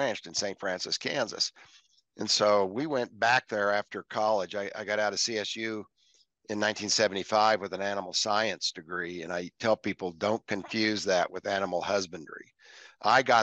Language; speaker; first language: English; native; English